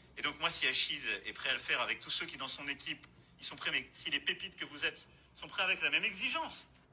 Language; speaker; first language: French; native; French